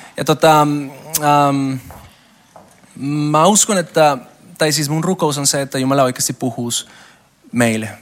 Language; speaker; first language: Finnish; non-native, learner; Spanish